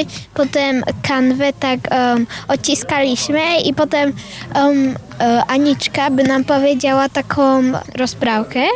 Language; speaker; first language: Polish; early bilingual, heritage; Polish